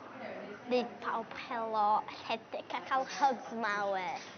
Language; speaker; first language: Welsh; early bilingual, other home language; Ukrainian